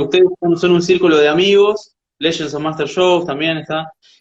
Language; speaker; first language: Spanish; native; Spanish